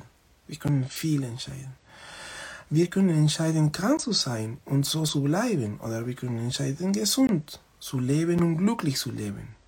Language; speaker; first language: German; non-native, fluent; Spanish